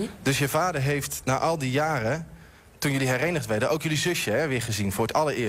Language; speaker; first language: Dutch; native; Dutch